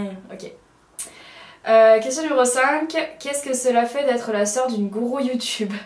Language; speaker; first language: French; native; French